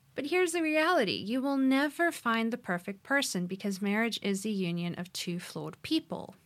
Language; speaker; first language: English; native; English